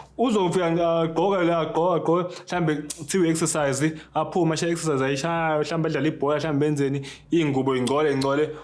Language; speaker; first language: Zulu; native; Zulu